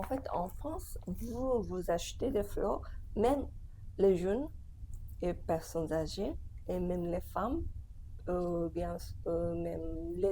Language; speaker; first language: French; non-native, fluent; Japanese